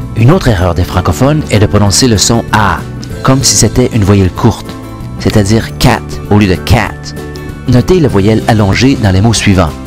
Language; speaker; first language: French; native; French